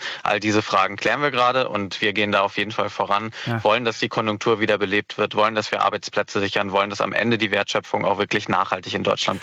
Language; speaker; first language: German; native; German